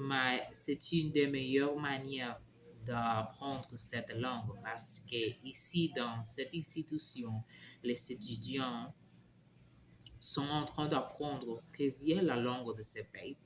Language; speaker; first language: French; non-native, learner; Spanish